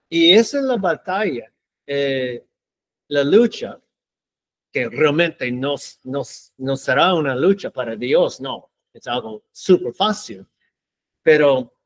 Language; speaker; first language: Spanish; non-native, learner; English